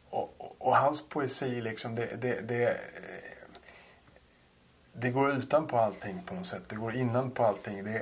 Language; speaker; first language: Swedish; native; Swedish